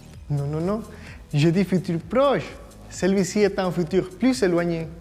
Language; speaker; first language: French; non-native, fluent; Spanish